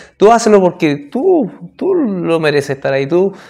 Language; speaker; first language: Spanish; native; Spanish